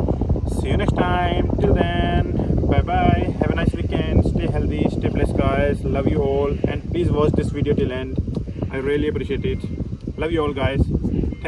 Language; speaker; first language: English; non-native, fluent; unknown